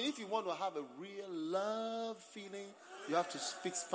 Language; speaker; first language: English; non-native, local second language; Akan